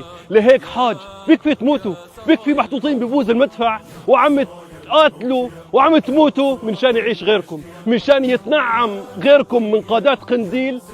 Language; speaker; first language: Arabic; native; Arabic